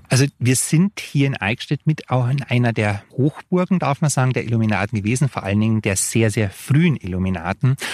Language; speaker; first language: German; native; German